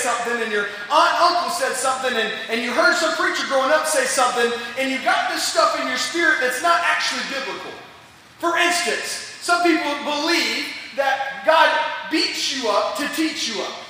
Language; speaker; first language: English; native; English